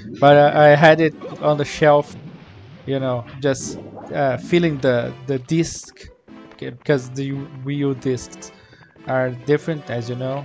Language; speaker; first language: English; non-native, fluent; Portuguese